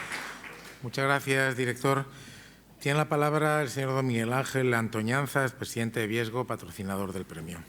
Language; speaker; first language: Spanish; native; Spanish